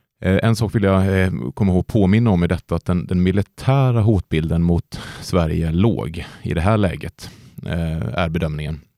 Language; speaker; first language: Swedish; native; Swedish